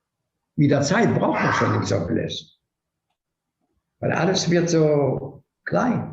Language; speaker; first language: German; non-native, fluent; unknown